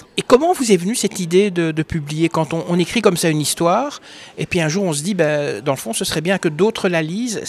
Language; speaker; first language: French; native; French